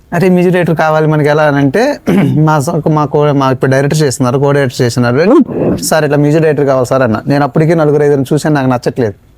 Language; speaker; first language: Telugu; native; Telugu